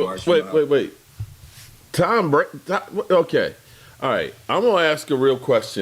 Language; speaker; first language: English; native; English